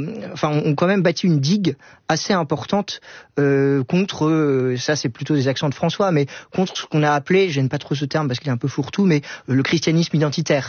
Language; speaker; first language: French; native; French